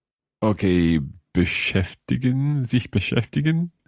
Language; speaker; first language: German; non-native, learner; English